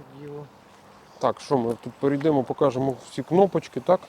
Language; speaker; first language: Ukrainian; native; Ukrainian